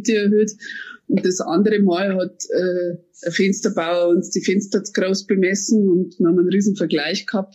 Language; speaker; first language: German; native; German